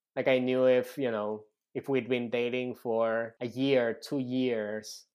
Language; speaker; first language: English; non-native, fluent; Spanish